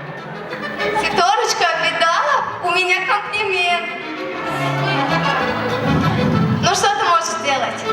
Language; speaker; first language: Russian; non-native, learner; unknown